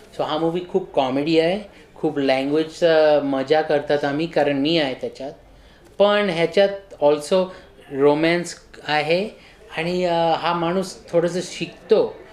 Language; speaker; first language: Marathi; early bilingual, heritage; Marathi